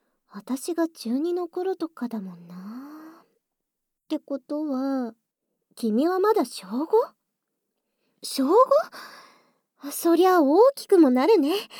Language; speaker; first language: Japanese; native; Japanese